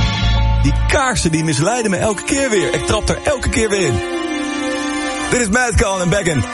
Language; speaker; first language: Dutch; native; Dutch